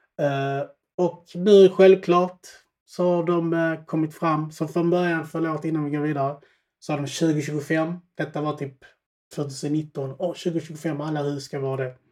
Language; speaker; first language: Swedish; early bilingual, other home language; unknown